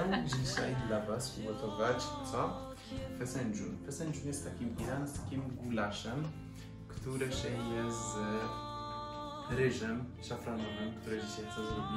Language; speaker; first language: Polish; non-native, fluent; Persian